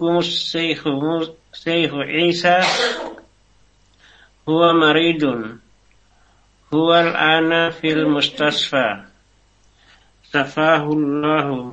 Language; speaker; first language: Arabic; non-native, learner; Indonesian